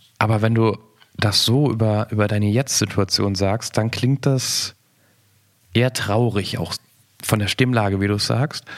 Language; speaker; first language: German; native; German